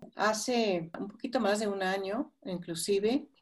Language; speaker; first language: Spanish; non-native, fluent; English